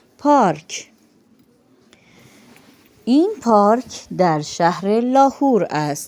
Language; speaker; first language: Persian; non-native, fluent; Urdu